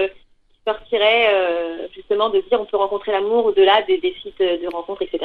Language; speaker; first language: French; native; French